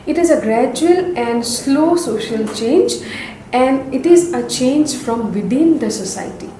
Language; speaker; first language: English; non-native, local second language; Assamese